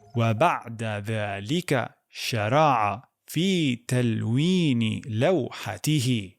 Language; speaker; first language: Arabic; non-native, fluent; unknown